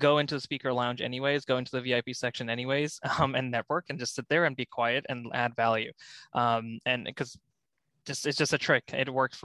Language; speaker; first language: English; native; English